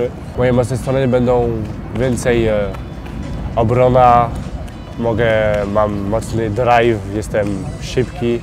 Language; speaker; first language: Polish; early bilingual, heritage; French